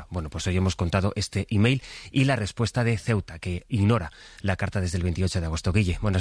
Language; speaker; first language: Spanish; native; Spanish